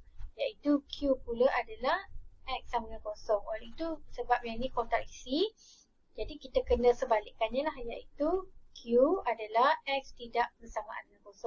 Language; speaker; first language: Malay; native; Malay